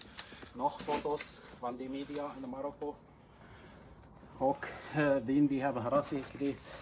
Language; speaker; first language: Dutch; non-native, learner; Arabic